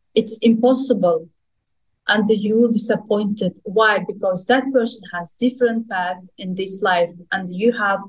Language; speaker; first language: English; non-native, fluent; Russian